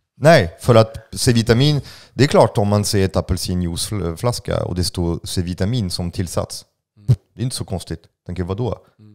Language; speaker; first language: Swedish; non-native, fluent; French